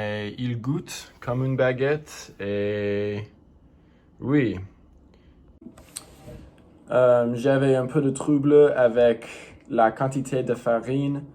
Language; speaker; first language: French; non-native, learner; English